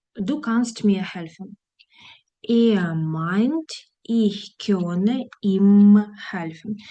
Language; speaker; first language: German; non-native, fluent; Ukrainian